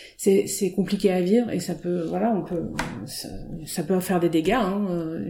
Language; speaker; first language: French; native; French